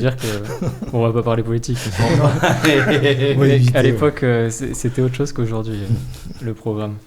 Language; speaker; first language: French; native; French